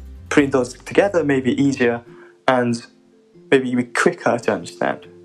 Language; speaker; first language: English; non-native, fluent; Japanese